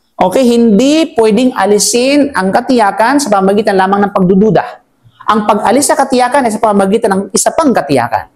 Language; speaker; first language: Filipino; native; Filipino